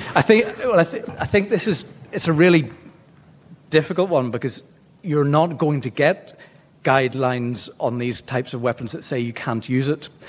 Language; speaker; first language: English; native; English